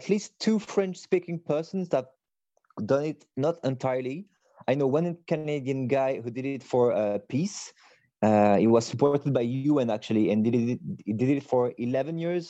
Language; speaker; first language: English; non-native, fluent; French